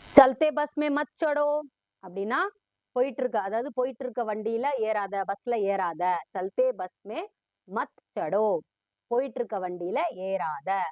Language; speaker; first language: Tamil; early bilingual, heritage; Tamil